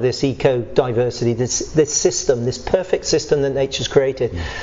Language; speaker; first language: English; native; English